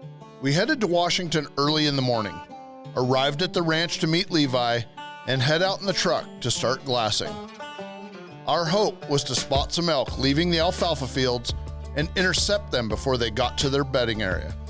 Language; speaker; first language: English; native; English